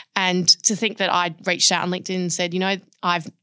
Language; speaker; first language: English; native; English